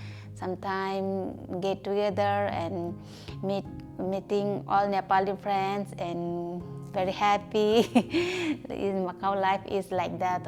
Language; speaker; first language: English; non-native, learner; Nepali